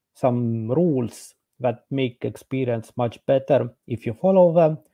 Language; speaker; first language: English; non-native, fluent; Estonian